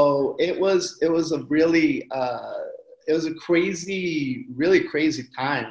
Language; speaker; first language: English; native; English